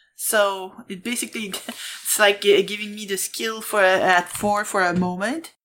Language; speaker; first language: English; non-native, fluent; French